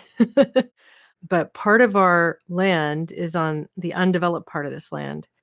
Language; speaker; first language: English; native; English